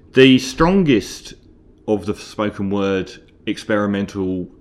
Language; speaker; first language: English; native; English